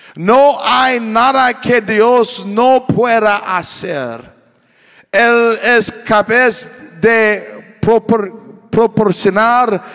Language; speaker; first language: Spanish; non-native, learner; English